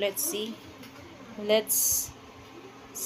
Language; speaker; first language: English; non-native, local second language; Filipino